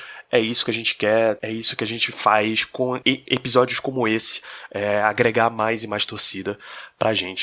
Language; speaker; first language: Portuguese; native; Portuguese